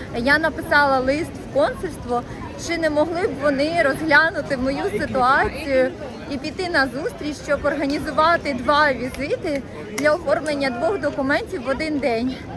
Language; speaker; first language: Ukrainian; native; Ukrainian